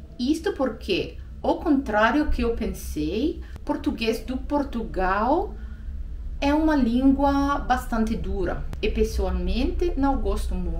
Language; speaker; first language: Portuguese; non-native, learner; Italian